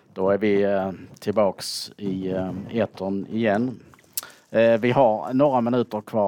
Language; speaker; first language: Swedish; native; Swedish